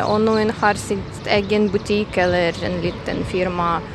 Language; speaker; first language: Norwegian; non-native, fluent; Ukrainian